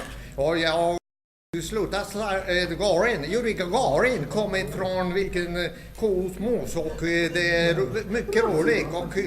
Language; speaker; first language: Swedish; non-native, learner; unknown